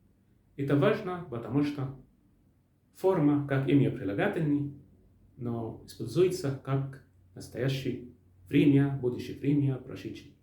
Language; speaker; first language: Russian; non-native, learner; Arabic